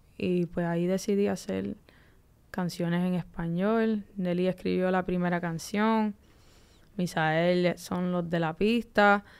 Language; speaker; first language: Spanish; early bilingual, heritage; Spanish